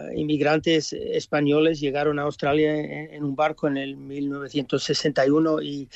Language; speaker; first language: Spanish; early bilingual, heritage; English